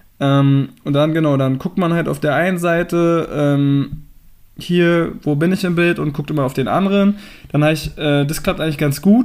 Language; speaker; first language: German; native; German